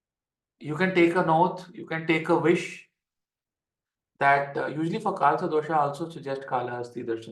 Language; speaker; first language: English; non-native, local second language; Hindi